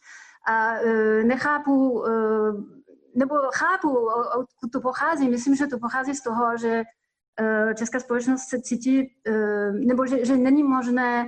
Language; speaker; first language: Czech; non-native, fluent; French